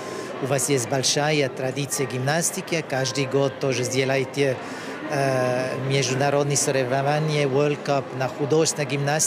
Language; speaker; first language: Russian; non-native, learner; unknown